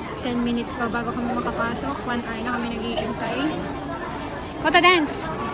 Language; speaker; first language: Filipino; native; Filipino